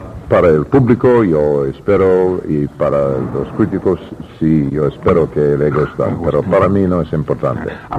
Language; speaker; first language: Spanish; non-native, learner; English